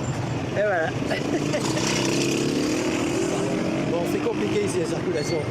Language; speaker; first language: French; native; French